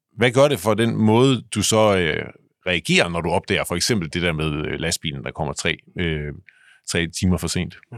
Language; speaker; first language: Danish; native; Danish